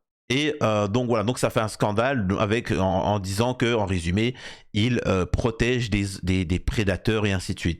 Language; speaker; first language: French; native; French